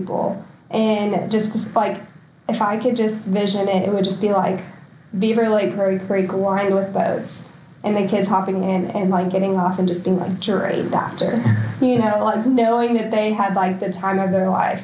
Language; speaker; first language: English; native; English